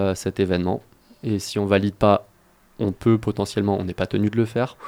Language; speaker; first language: French; native; French